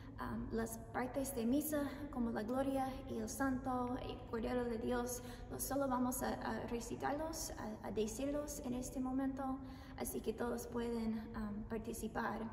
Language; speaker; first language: Spanish; non-native, learner; English